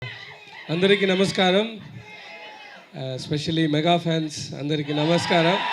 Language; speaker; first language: Telugu; non-native, learner; Tamil